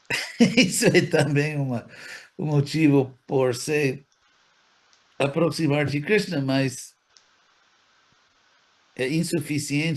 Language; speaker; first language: Portuguese; non-native, fluent; English